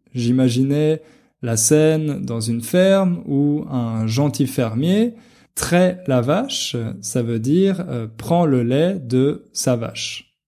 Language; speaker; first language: French; native; French